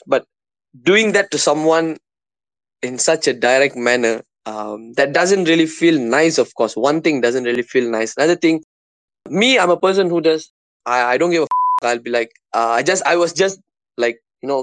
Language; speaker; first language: English; non-native, local second language; Tamil